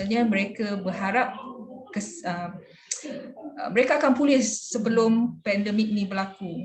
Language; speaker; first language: Malay; native; Malay